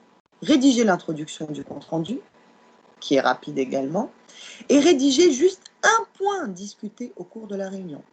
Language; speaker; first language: French; non-native, local second language; Arabic